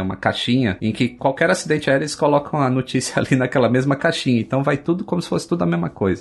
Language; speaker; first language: Portuguese; native; Portuguese